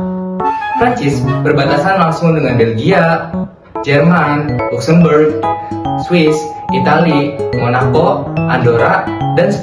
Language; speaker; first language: Indonesian; native; Indonesian